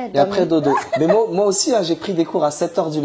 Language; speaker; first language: French; native; French